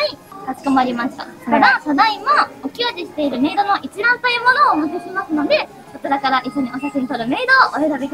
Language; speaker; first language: Japanese; native; Japanese